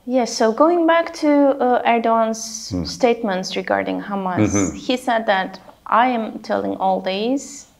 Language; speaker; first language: English; non-native, fluent; Turkish